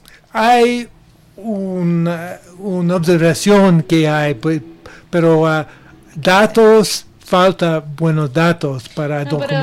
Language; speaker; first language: Spanish; non-native, learner; English